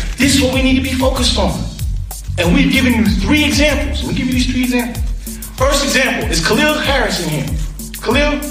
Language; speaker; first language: English; native; English